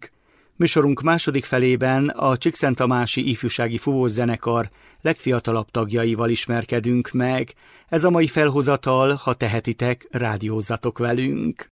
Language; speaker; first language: Hungarian; native; Hungarian